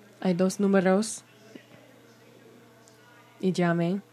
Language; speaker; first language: Spanish; non-native, learner; English